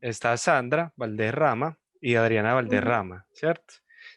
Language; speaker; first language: Spanish; native; Spanish